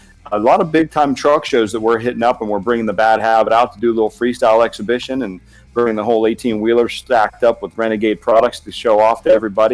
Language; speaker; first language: English; native; English